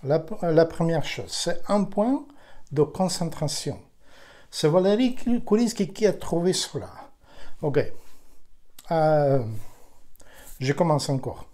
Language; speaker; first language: French; non-native, fluent; Ukrainian